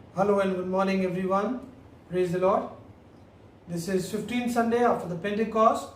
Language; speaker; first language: English; non-native, local second language; Hindi